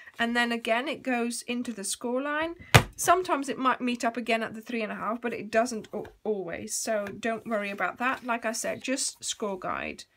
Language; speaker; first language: English; native; English